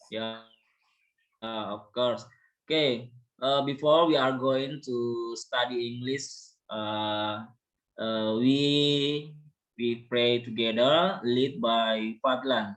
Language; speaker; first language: English; non-native, learner; Indonesian